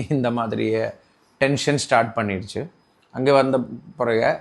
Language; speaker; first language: Tamil; non-native, local second language; Malayalam